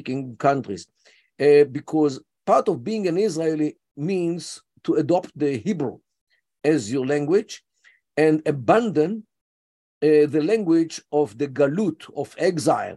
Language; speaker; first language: English; non-native, fluent; Yiddish